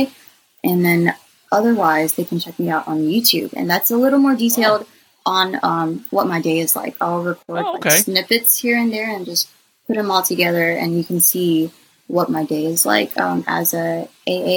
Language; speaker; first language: English; native; English